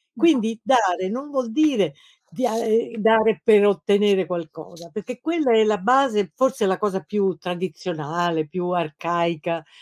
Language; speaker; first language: Italian; native; Italian